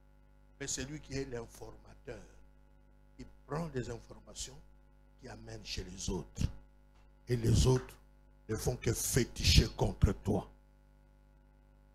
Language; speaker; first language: French; non-native, local second language; Lingala